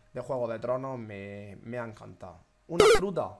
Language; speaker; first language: Spanish; native; Spanish